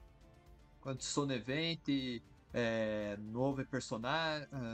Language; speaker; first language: Italian; non-native, learner; Portuguese